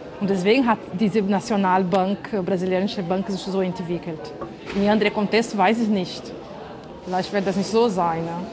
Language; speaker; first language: German; non-native, fluent; Portuguese